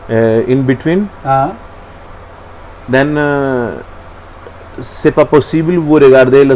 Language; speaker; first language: French; non-native, learner; Hindi